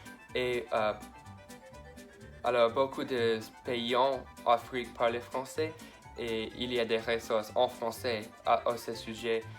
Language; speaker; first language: French; non-native, learner; English